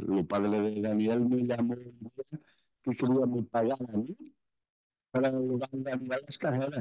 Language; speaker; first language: Spanish; non-native, fluent; Portuguese